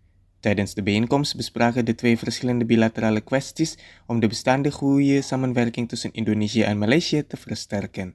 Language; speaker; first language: Dutch; non-native, fluent; Indonesian